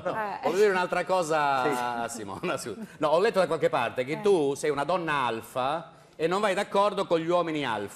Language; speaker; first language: Italian; native; Italian